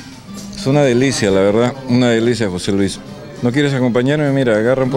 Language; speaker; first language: Spanish; native; Spanish